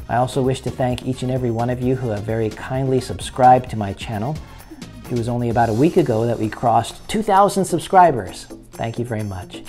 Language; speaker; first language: English; native; English